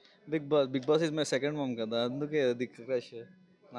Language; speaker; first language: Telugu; non-native, local second language; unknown